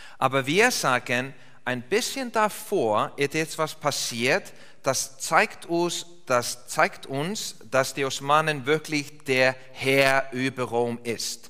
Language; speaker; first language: German; non-native, fluent; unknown